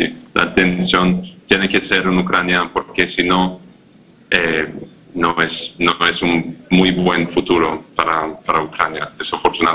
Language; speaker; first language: Spanish; non-native, fluent; English